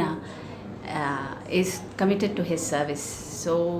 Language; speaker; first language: English; non-native, local second language; Tamil